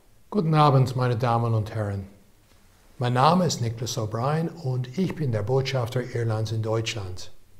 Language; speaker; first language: German; non-native, fluent; English